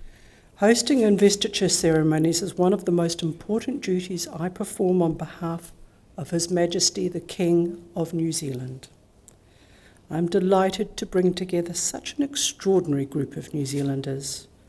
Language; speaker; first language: English; native; English